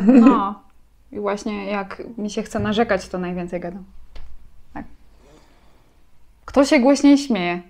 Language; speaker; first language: Polish; native; Polish